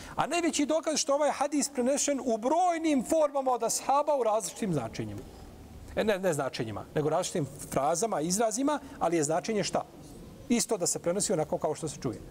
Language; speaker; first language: Bosnian; native; Bosnian